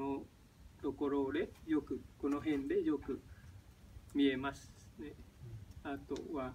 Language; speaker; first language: Japanese; non-native, learner; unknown